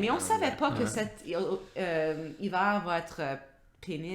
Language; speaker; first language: French; non-native, local second language; English